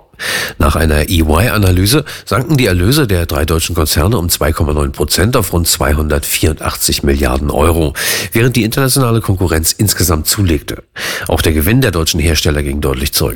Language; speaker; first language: German; native; German